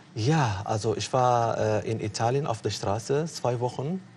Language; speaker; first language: German; non-native, fluent; Tigrinya